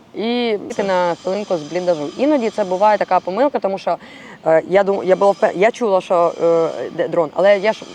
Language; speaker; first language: Ukrainian; non-native, local second language; Russian